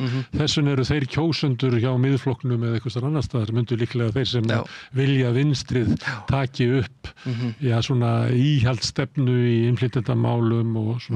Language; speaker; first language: Icelandic; native; Icelandic